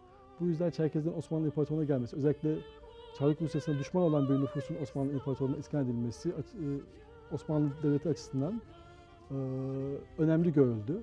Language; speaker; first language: Turkish; native; Turkish